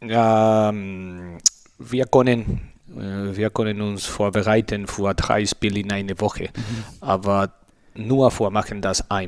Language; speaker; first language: German; non-native, learner; Spanish